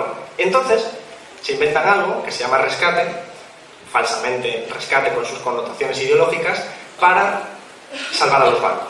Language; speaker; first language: Spanish; native; Spanish